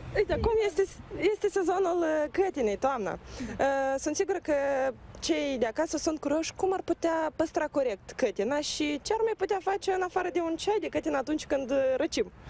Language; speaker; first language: Romanian; native; Romanian